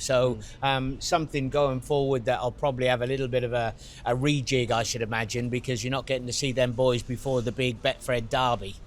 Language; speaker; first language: English; native; English